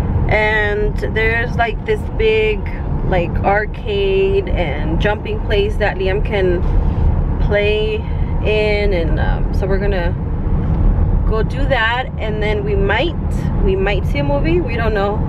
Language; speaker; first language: English; early bilingual, other home language; Spanish